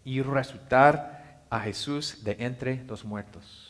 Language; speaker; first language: Spanish; non-native, learner; English